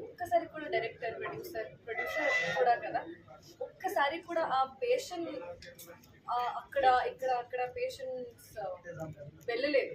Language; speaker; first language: Telugu; non-native, local second language; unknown